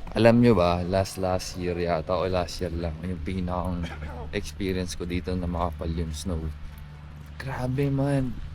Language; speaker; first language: Filipino; native; Filipino